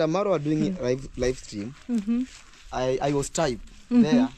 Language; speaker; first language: English; non-native, local second language; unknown